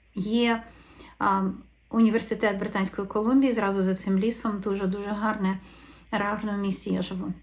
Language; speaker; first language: Ukrainian; native; Ukrainian